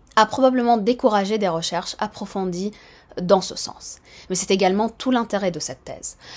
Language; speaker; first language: French; non-native, fluent; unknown